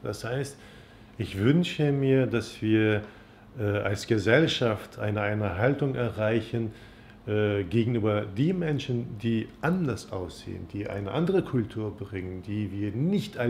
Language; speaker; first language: German; non-native, fluent; Turkish